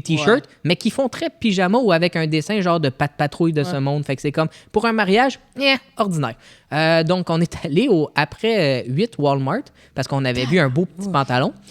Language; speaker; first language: French; native; French